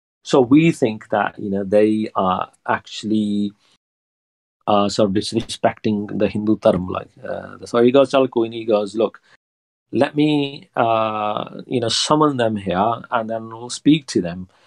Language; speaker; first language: Punjabi; early bilingual, heritage; Punjabi